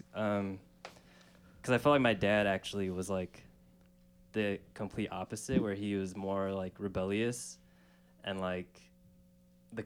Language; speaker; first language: English; native; English